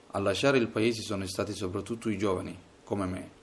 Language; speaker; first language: Italian; non-native, fluent; Somali